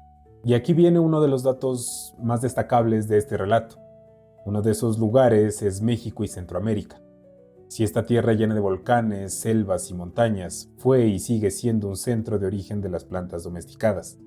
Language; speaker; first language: Spanish; native; Spanish